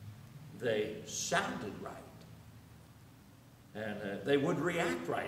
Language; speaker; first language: English; native; English